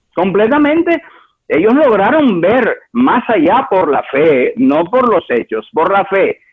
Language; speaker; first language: Spanish; native; Spanish